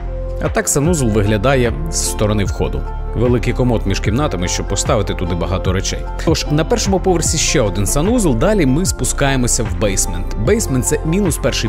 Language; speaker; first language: Ukrainian; native; Ukrainian